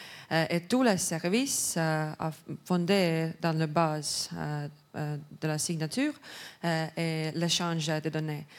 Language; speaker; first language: French; non-native, learner; Estonian